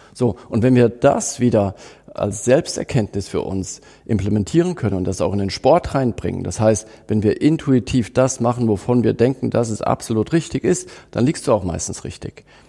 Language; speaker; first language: German; native; German